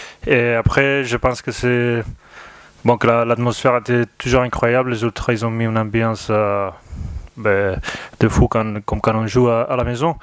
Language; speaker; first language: French; non-native, fluent; Spanish